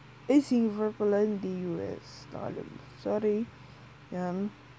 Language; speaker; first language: English; non-native, local second language; Filipino